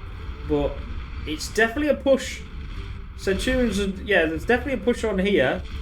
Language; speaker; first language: English; native; English